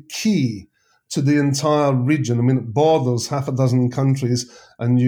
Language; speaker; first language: English; native; English